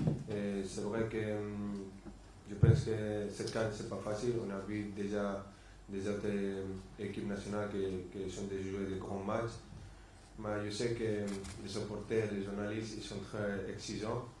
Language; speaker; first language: French; non-native, fluent; Spanish